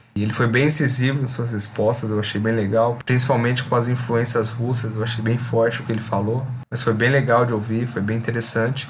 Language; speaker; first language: Portuguese; native; Portuguese